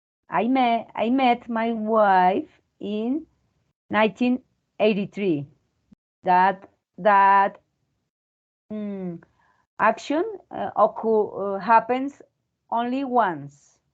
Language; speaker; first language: English; non-native, learner; Spanish